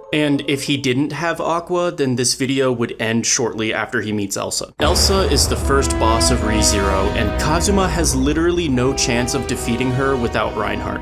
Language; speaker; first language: English; native; English